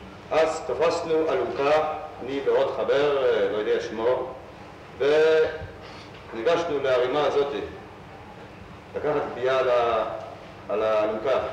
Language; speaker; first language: Hebrew; non-native, fluent; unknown